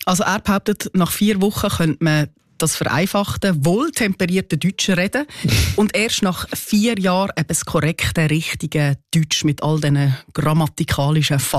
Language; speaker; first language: German; native; German